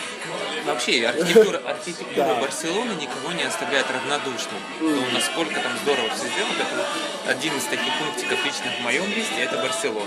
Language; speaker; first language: Russian; native; Russian